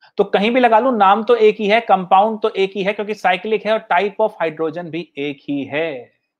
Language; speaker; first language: Hindi; native; Hindi